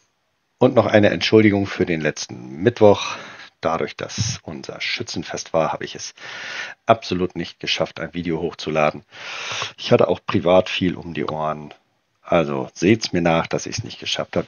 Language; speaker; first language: German; native; German